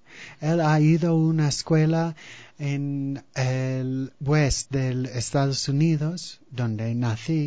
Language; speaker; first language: Spanish; non-native, fluent; English